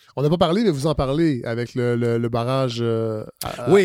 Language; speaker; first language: French; native; French